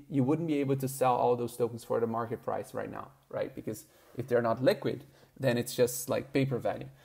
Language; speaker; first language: English; non-native, fluent; Portuguese